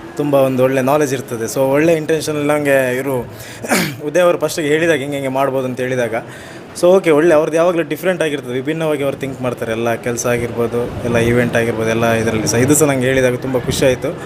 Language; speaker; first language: Kannada; non-native, local second language; Tulu